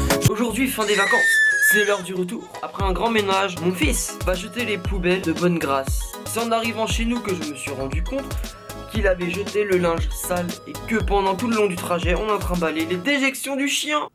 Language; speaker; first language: French; native; French